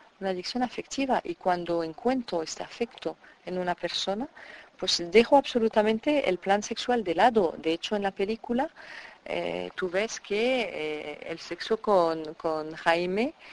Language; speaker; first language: Spanish; non-native, fluent; French